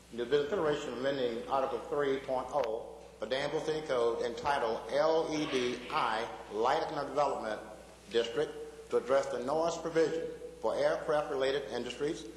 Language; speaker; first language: English; native; English